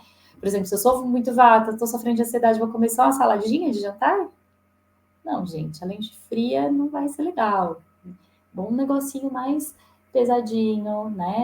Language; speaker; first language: Portuguese; native; Portuguese